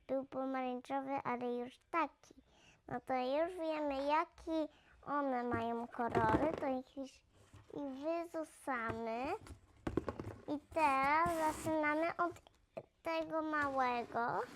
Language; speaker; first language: Polish; early bilingual, heritage; Polish